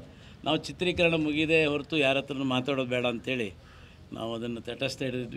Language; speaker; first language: Kannada; native; Kannada